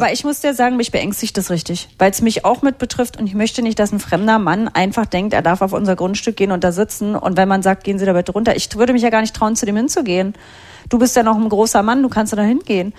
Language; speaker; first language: German; native; German